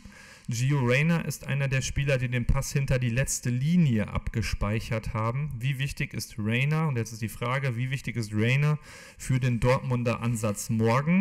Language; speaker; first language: German; native; German